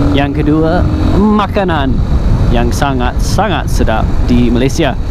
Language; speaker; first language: Malay; non-native, fluent; English